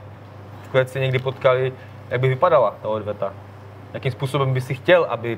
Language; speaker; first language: Czech; native; Czech